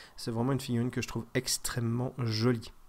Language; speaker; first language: French; native; French